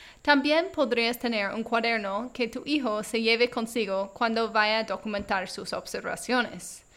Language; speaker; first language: Spanish; non-native, fluent; English